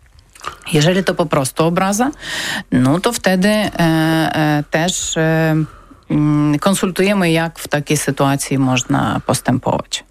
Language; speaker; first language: Polish; non-native, learner; Ukrainian